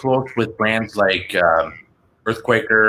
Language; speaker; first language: English; native; English